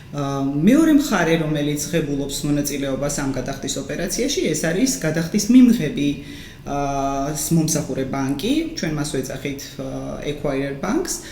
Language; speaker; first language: Georgian; native; Georgian